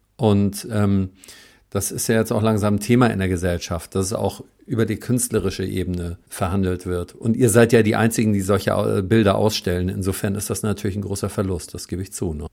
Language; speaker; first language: German; native; German